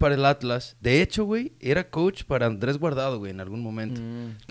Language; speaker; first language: Spanish; native; Spanish